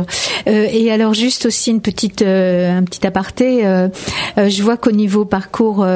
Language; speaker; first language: French; native; French